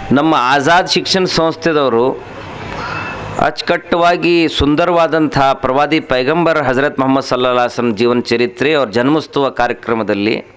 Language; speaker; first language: Kannada; non-native, local second language; Urdu